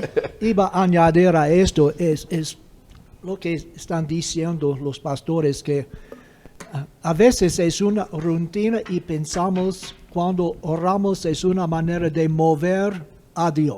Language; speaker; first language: Spanish; non-native, fluent; English